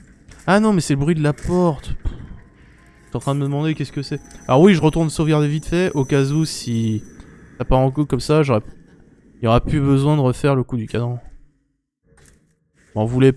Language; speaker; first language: French; native; French